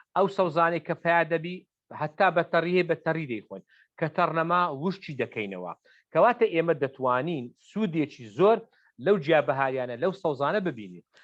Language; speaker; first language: Central Kurdish; native; Central Kurdish